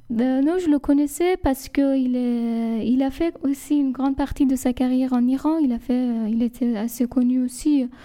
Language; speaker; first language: French; non-native, fluent; Persian